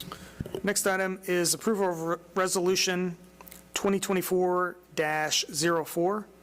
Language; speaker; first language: English; native; English